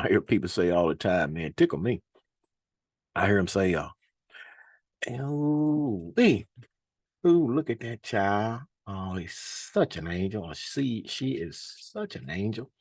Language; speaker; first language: English; native; English